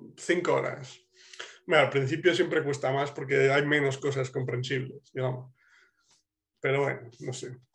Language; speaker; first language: Spanish; native; Spanish